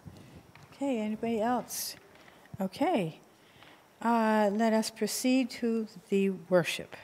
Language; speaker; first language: English; native; English